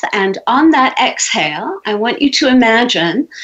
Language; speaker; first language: English; native; English